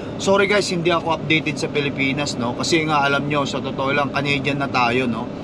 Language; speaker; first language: Filipino; non-native, local second language; Iloko